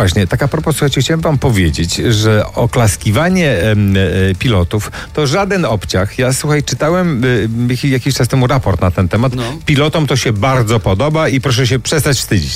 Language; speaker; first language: Polish; native; Polish